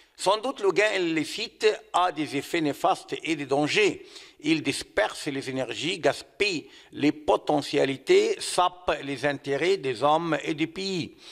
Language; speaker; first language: French; non-native, fluent; Arabic